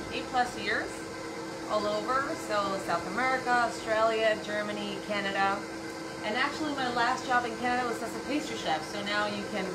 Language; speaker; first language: English; non-native, fluent; Spanish